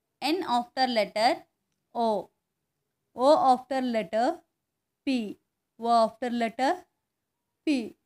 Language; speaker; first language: English; non-native, local second language; Telugu